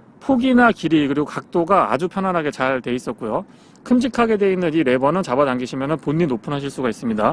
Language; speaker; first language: Korean; native; Korean